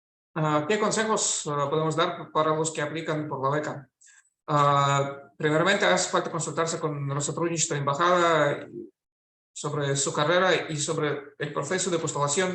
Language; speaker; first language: Spanish; non-native, fluent; Russian